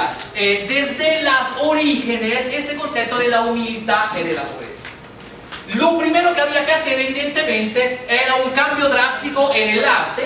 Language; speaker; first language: Spanish; non-native, fluent; Italian